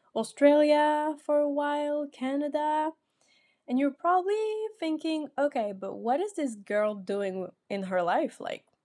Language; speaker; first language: English; non-native, fluent; French